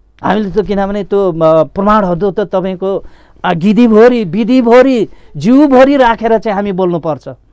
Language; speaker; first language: Nepali; non-native, local second language; Limbu